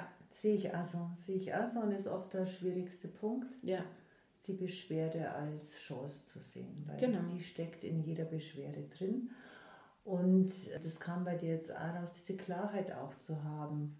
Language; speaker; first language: German; native; German